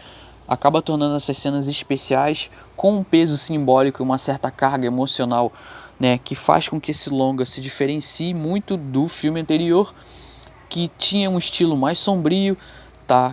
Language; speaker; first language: Portuguese; native; Portuguese